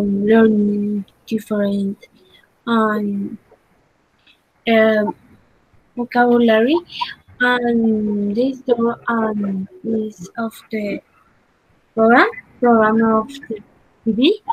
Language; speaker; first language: English; non-native, learner; Spanish